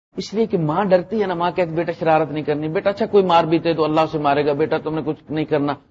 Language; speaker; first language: Urdu; non-native, local second language; Punjabi